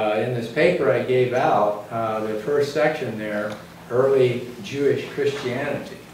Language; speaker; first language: English; native; English